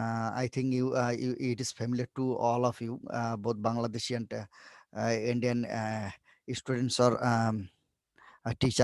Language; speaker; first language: English; non-native, learner; Bangla